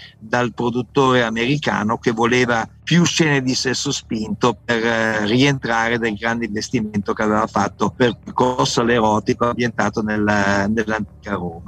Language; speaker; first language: Italian; native; Italian